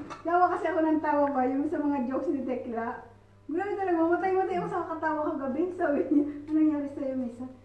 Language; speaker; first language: Filipino; non-native, local second language; Bikol